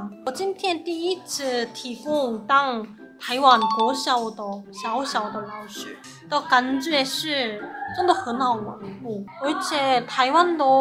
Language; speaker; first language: Chinese; non-native, fluent; Korean